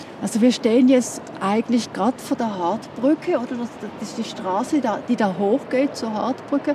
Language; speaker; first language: German; native; German